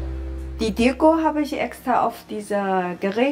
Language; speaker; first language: German; non-native, learner; Chinese